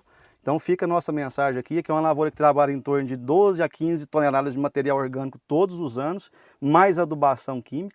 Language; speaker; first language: Portuguese; native; Portuguese